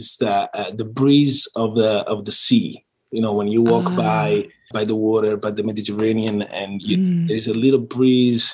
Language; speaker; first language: English; non-native, fluent; Italian